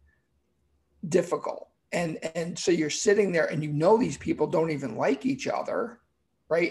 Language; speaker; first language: English; native; English